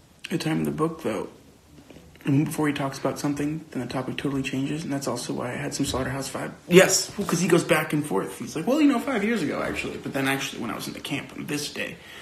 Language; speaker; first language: English; early bilingual, other home language; Spanish